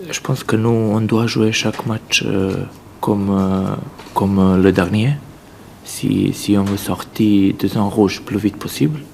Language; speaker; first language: French; non-native, fluent; Serbian